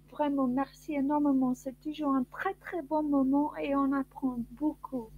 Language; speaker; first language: French; non-native, learner; English